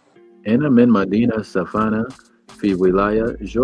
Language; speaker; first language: Arabic; non-native, learner; English